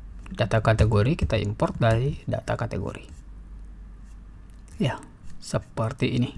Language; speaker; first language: Indonesian; native; Indonesian